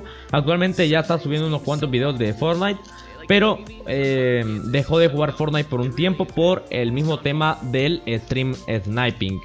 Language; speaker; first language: Spanish; native; Spanish